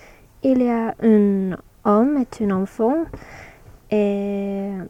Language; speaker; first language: French; non-native, learner; English